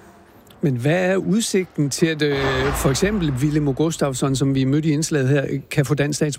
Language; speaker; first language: Danish; native; Danish